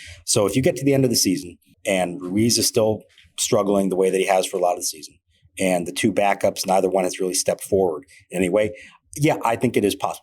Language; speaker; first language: English; native; English